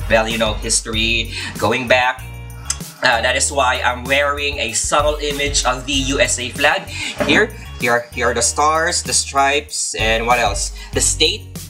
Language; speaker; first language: English; non-native, local second language; Waray